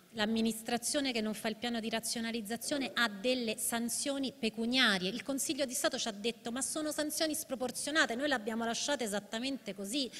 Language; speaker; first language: Italian; native; Italian